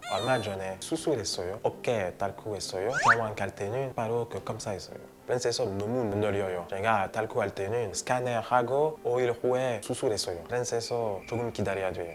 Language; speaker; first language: Korean; non-native, learner; French